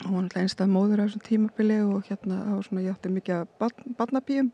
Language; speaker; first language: Icelandic; native; Icelandic